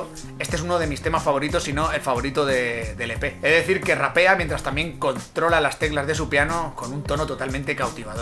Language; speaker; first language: Spanish; native; Spanish